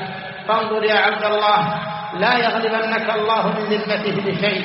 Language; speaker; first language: Arabic; native; Arabic